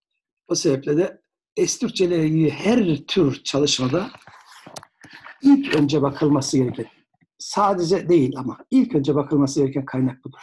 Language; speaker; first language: Turkish; native; Turkish